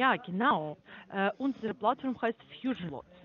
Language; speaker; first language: German; non-native, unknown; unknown